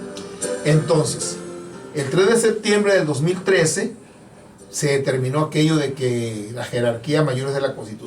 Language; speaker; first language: Spanish; native; Spanish